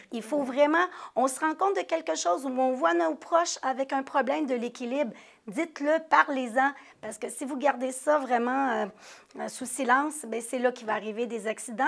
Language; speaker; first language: French; native; French